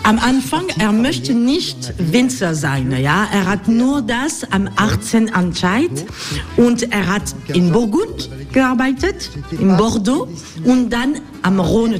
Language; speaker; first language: German; non-native, fluent; French